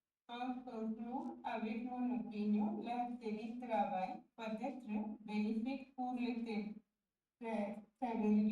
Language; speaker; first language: French; non-native, learner; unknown